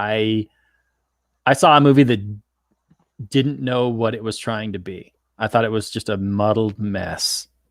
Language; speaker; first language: English; native; English